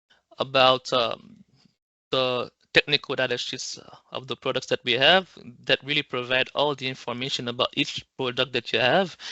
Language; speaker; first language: English; non-native, local second language; French